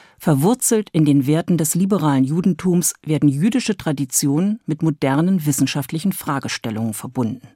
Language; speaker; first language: German; native; German